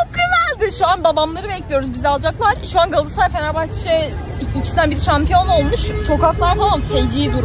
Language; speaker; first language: Turkish; native; Turkish